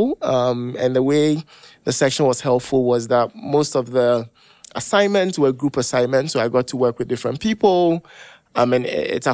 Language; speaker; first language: English; non-native, local second language; Akan